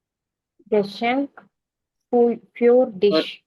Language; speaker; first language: German; non-native, learner; Tamil